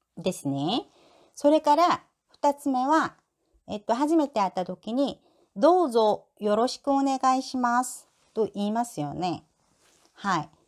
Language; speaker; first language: Japanese; non-native, learner; Korean